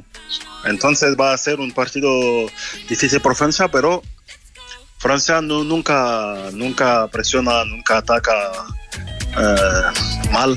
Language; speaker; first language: Spanish; non-native, fluent; French